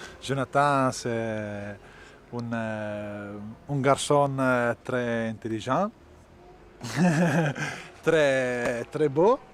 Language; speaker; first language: French; non-native, learner; Italian